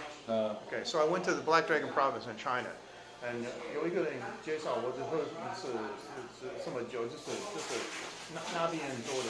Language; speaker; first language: Chinese; non-native, learner; English